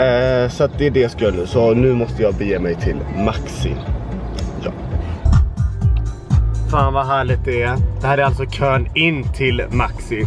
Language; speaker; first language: Swedish; native; Swedish